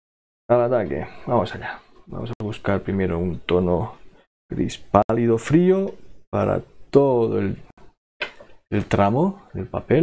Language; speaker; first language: Spanish; non-native, local second language; Catalan